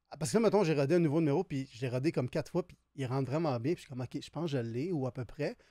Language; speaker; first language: French; native; French